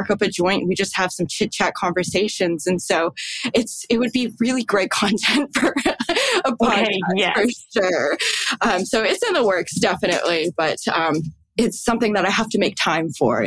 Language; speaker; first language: English; native; English